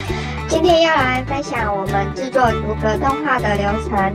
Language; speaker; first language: Chinese; native; Chinese